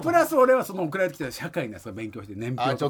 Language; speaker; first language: Japanese; native; Japanese